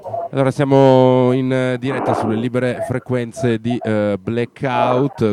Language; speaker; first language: Italian; native; Italian